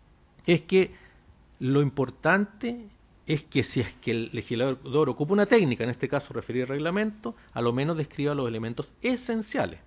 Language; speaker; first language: Spanish; native; Spanish